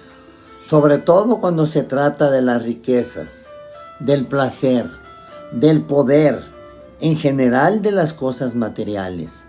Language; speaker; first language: Spanish; native; Spanish